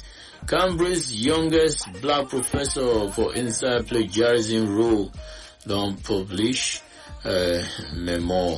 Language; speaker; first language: Nigerian Pidgin; non-native, local second language; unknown